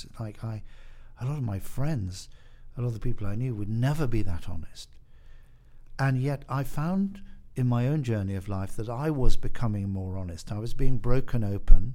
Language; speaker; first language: English; native; English